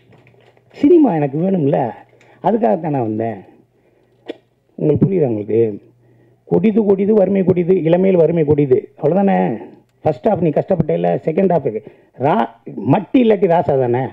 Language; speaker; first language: Tamil; native; Tamil